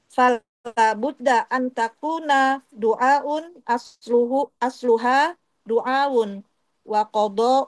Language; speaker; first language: Arabic; non-native, learner; Indonesian